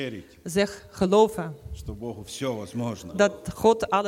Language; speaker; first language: Dutch; non-native, fluent; Ukrainian